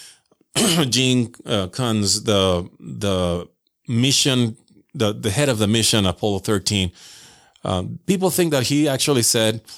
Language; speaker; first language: English; non-native, fluent; Spanish